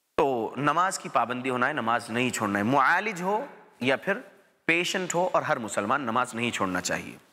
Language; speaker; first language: Urdu; native; Urdu